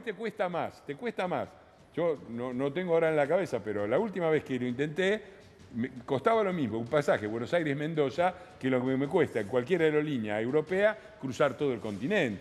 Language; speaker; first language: Spanish; native; Spanish